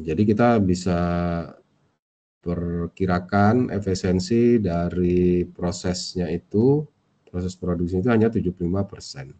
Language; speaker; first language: Indonesian; native; Indonesian